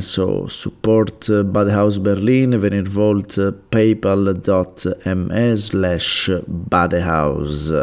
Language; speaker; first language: German; non-native, learner; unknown